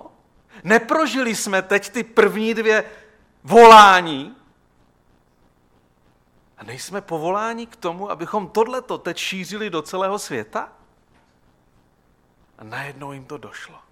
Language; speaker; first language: Czech; native; Czech